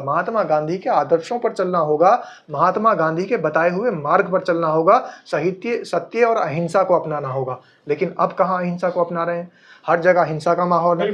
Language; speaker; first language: Hindi; native; Hindi